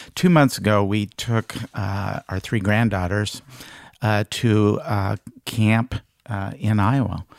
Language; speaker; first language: English; native; English